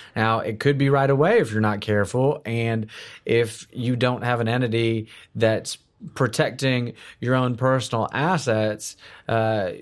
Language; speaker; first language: English; native; English